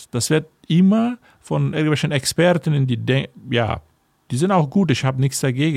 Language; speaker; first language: German; non-native, fluent; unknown